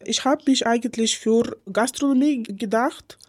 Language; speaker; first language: German; non-native, learner; Ukrainian